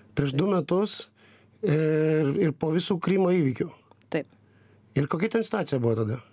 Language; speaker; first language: Lithuanian; native; Lithuanian